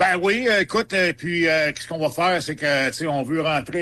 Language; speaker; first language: French; native; French